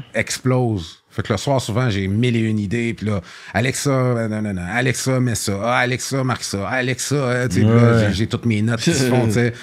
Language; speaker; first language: French; native; French